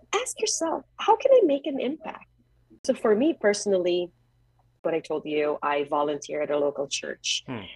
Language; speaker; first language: English; non-native, local second language; Filipino